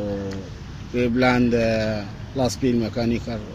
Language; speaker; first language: Swedish; non-native, learner; Arabic